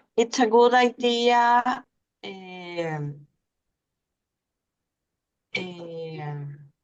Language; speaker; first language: English; non-native, learner; Spanish